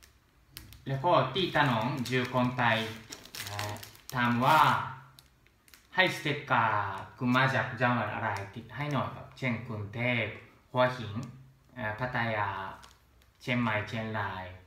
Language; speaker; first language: Thai; non-native, learner; Japanese